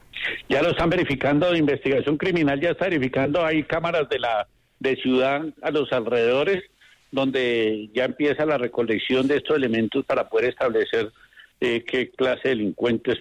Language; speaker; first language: Spanish; native; Spanish